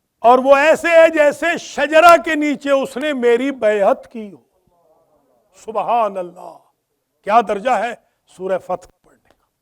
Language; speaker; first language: Urdu; non-native, local second language; Punjabi